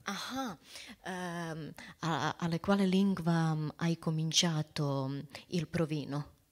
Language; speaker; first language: Italian; non-native, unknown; Serbian